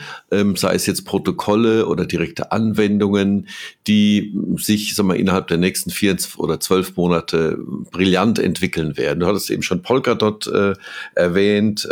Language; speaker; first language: German; native; German